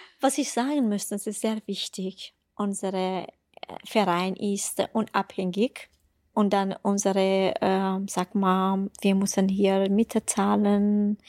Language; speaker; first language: German; non-native, fluent; Persian